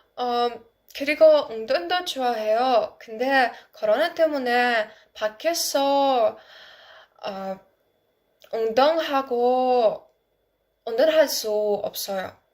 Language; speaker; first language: Korean; non-native, learner; Ukrainian